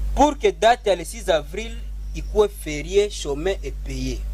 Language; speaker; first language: French; non-native, local second language; Swahili